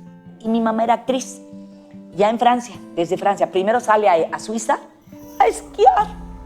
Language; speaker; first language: Spanish; native; Spanish